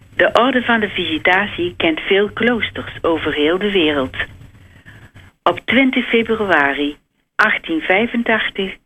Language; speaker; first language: Dutch; native; Dutch